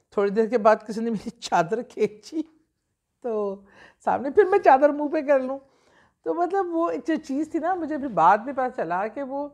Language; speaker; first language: Urdu; native; Urdu